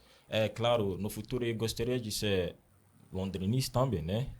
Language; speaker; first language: Portuguese; non-native, learner; Akan